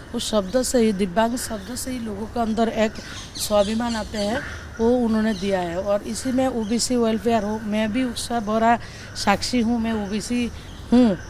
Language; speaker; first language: Hindi; non-native, local second language; Bangla